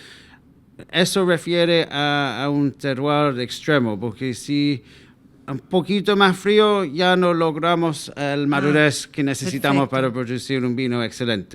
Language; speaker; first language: Spanish; non-native, fluent; English